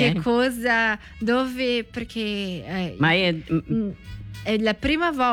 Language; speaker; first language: Italian; non-native, learner; Portuguese